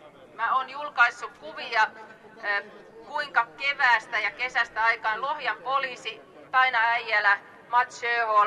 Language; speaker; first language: Finnish; native; Finnish